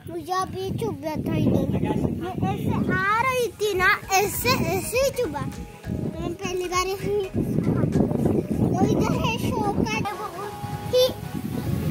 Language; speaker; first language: Hindi; non-native, local second language; Marathi